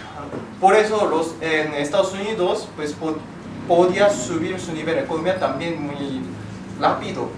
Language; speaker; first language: Spanish; non-native, fluent; Korean